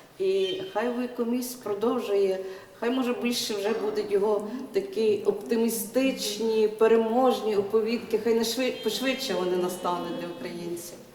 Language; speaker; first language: Ukrainian; native; Ukrainian